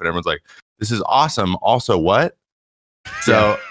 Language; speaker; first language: English; native; English